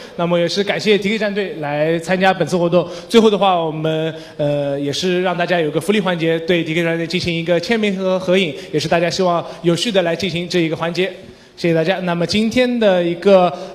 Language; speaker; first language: Chinese; native; Chinese